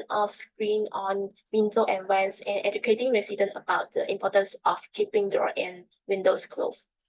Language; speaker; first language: English; non-native, local second language; Malay